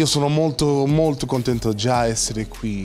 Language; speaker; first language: Italian; non-native, fluent; English